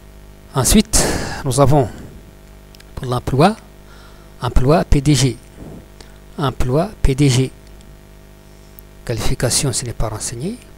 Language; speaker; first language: French; non-native, local second language; Arabic